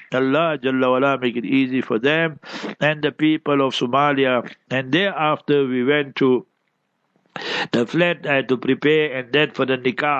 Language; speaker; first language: English; native; English